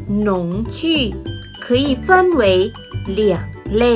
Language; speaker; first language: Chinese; non-native, fluent; Thai